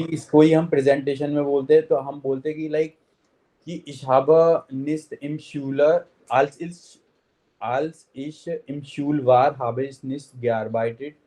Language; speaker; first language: German; non-native, fluent; Hindi